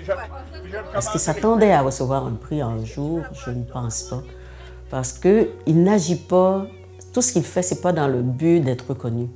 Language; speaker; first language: French; native; French